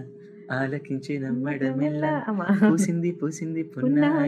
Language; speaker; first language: Telugu; native; Telugu